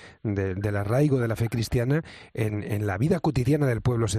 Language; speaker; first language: Spanish; native; Spanish